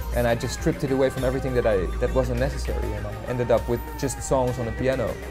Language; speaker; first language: English; non-native, fluent; Dutch